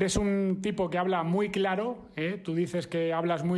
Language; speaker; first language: Spanish; native; Spanish